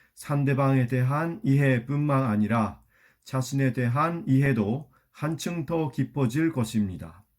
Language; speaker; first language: Korean; non-native, fluent; Japanese